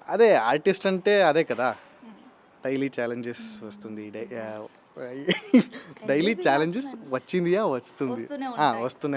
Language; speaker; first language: Telugu; non-native, learner; Kannada